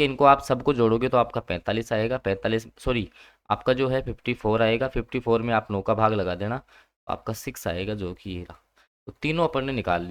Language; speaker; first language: Hindi; native; Hindi